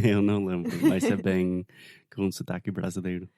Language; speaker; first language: Portuguese; non-native, fluent; English